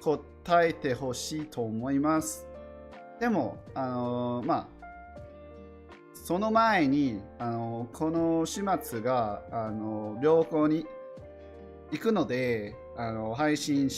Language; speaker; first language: Japanese; non-native, learner; English